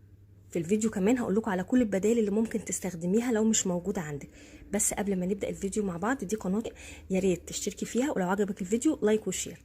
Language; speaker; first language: Arabic; native; Arabic